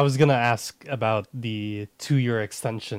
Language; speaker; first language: English; non-native, local second language; Filipino